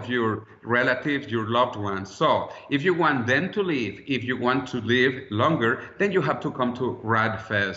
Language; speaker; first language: English; non-native, fluent; Spanish